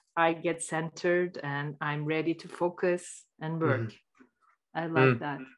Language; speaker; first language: English; non-native, fluent; Turkish